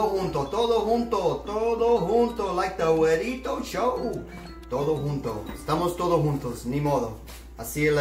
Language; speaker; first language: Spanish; early bilingual, heritage; Spanish